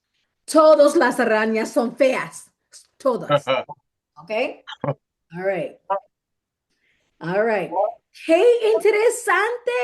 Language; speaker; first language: Spanish; non-native, fluent; English